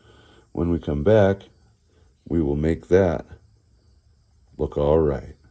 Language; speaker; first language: English; native; English